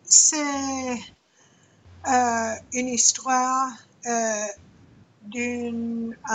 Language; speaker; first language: French; non-native, learner; English